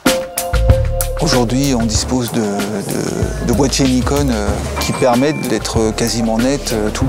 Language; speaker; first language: French; native; French